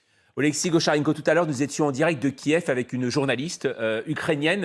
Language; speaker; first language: French; native; French